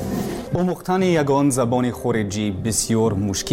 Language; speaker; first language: Persian; non-native, learner; English